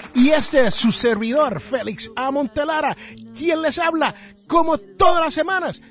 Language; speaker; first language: Spanish; native; Spanish